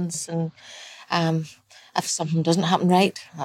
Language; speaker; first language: English; native; English